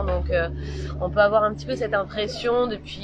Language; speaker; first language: French; native; French